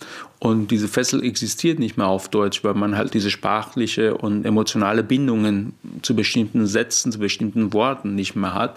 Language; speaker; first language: German; non-native, fluent; Persian